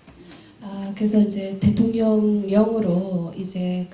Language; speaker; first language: Korean; native; Korean